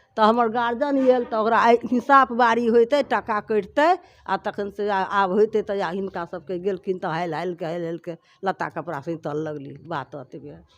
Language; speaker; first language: Maithili; native; Maithili